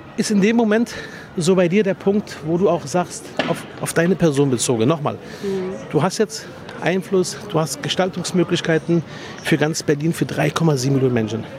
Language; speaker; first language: German; early bilingual, other home language; Arabic